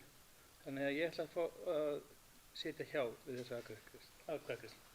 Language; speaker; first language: Icelandic; native; Icelandic